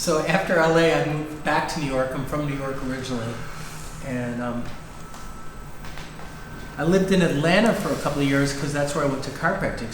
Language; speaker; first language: English; native; English